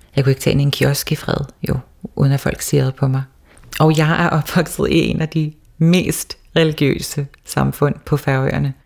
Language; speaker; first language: Danish; early bilingual, other home language; Faroese